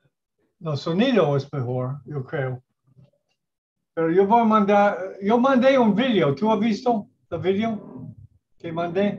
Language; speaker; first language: Spanish; non-native, learner; English